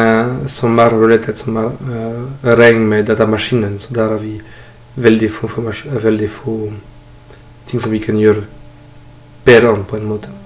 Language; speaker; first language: Norwegian; non-native, fluent; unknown